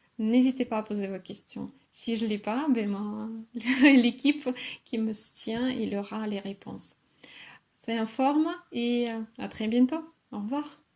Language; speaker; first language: French; non-native, fluent; Russian